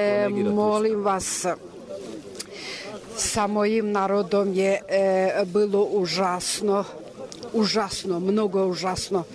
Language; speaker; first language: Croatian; non-native, fluent; Armenian